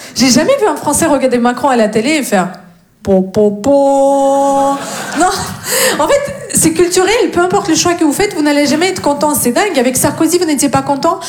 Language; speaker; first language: French; non-native, fluent; Russian